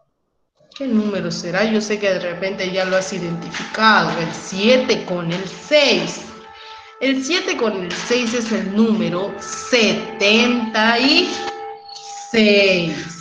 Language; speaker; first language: Spanish; native; Spanish